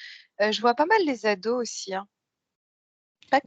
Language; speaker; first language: French; native; French